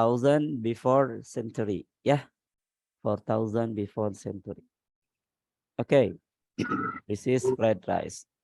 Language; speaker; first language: English; non-native, learner; Indonesian